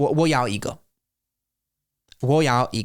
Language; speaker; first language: Chinese; non-native, learner; English